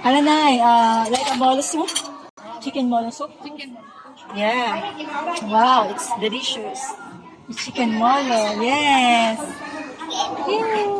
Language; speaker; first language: English; non-native, local second language; Filipino